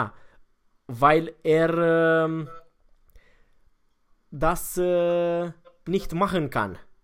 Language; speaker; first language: German; non-native, fluent; Romanian